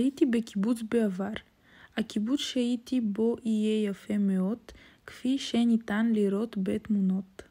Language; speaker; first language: Hebrew; non-native, learner; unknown